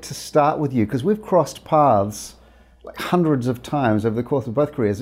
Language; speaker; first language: English; native; English